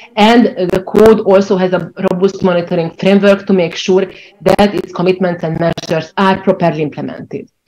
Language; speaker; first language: English; non-native, fluent; Ukrainian